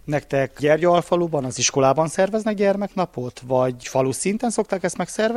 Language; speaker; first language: Hungarian; native; Hungarian